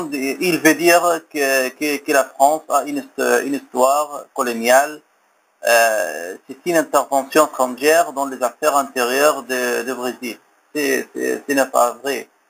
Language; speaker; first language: French; non-native, learner; Arabic